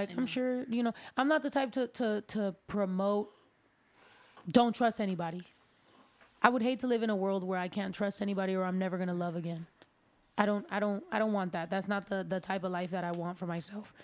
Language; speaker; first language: English; early bilingual, other home language; Spanish